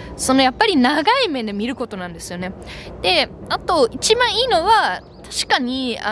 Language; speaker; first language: Japanese; non-native, fluent; German